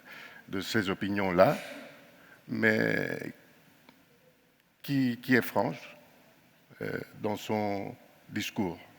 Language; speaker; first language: French; non-native, fluent; Greek